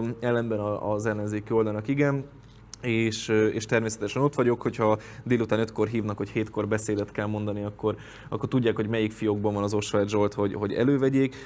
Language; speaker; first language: Hungarian; native; Hungarian